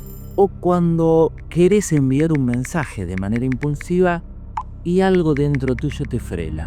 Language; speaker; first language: Spanish; native; Spanish